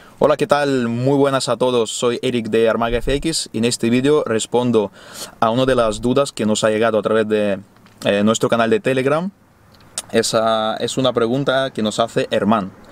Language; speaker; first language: Spanish; non-native, fluent; Ukrainian